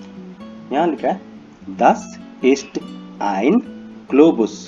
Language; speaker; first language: German; non-native, fluent; Hindi